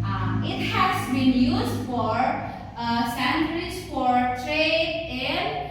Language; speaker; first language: English; non-native, learner; Indonesian